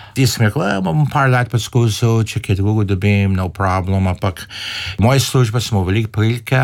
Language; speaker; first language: Slovenian; early bilingual, heritage; Slovenian